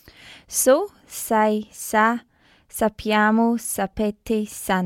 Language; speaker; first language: Italian; non-native, learner; English